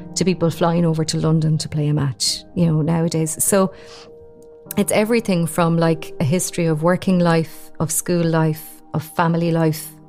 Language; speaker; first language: English; native; English